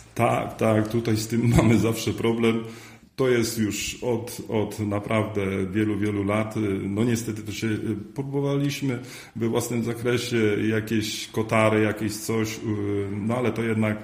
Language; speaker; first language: Polish; native; Polish